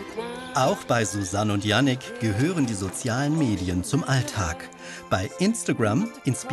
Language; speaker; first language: German; native; German